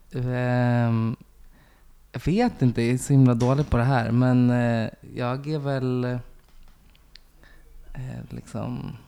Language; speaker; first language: Swedish; native; Swedish